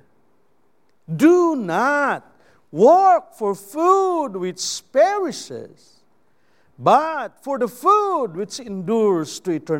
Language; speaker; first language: English; non-native, local second language; Cebuano